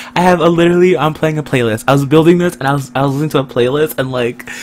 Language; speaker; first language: English; native; English